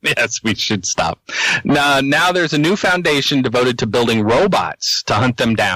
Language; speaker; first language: English; native; English